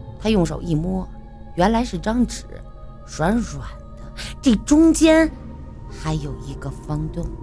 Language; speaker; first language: Chinese; native; Chinese